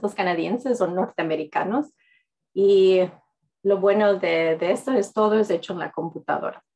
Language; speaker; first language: Spanish; early bilingual, heritage; English